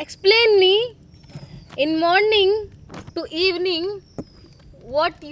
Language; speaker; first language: English; non-native, learner; Hindi